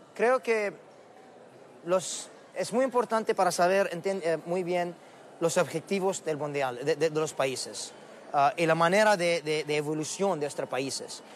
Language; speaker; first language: Spanish; non-native, learner; Arabic